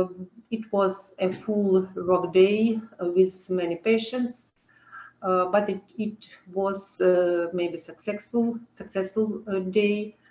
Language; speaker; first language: English; non-native, learner; Ukrainian